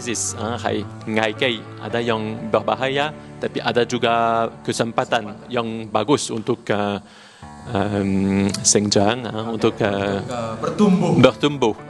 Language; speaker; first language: Indonesian; non-native, learner; French